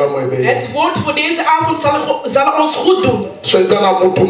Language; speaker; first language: Dutch; non-native, learner; Lingala